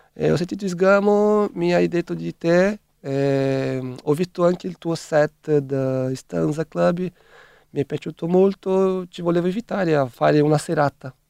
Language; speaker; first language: Italian; non-native, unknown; Portuguese